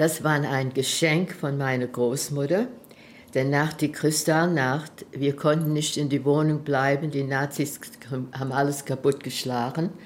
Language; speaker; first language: German; early bilingual, heritage; German